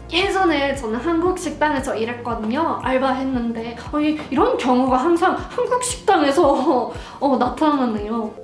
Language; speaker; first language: Korean; non-native, fluent; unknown